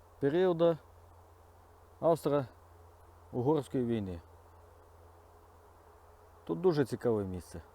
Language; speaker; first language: Ukrainian; native; Ukrainian